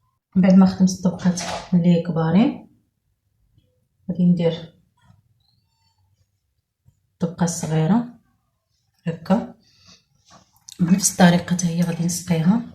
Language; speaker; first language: Arabic; native; Arabic